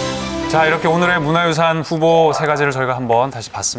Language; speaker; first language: Korean; native; Korean